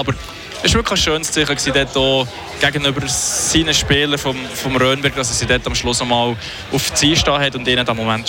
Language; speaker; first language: German; native; German